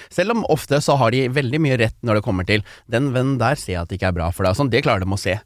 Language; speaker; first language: Norwegian; early bilingual, other home language; Tamil